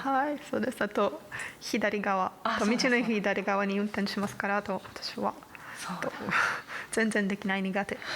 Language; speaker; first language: Japanese; non-native, learner; Italian